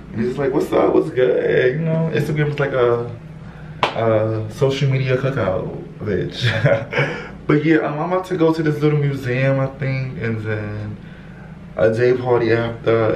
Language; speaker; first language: English; native; English